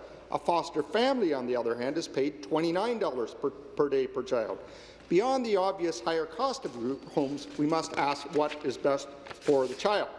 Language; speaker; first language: English; native; English